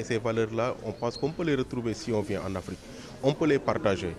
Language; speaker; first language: French; non-native, local second language; Wolof